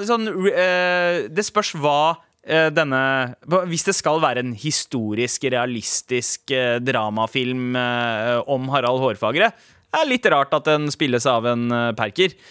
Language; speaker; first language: Norwegian; early bilingual, other home language; Punjabi